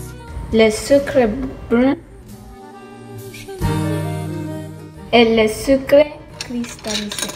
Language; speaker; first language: French; non-native, learner; English